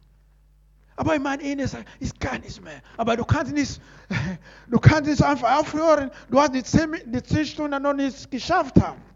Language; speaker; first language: German; non-native, learner; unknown